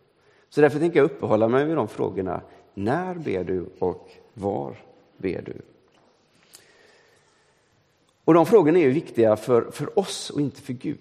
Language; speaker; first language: Swedish; native; Swedish